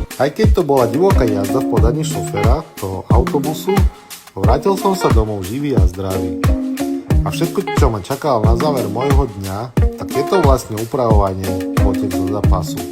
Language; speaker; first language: Slovak; non-native, fluent; Russian